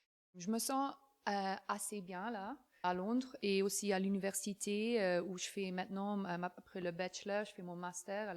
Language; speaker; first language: French; non-native, fluent; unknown